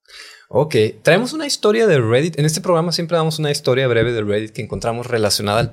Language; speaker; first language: Spanish; native; Spanish